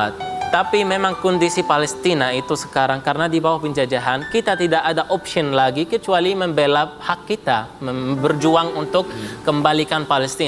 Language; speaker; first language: Indonesian; non-native, fluent; Arabic